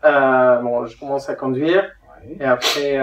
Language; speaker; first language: French; non-native, fluent; Spanish